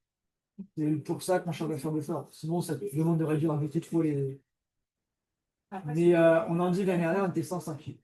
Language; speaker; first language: French; native; French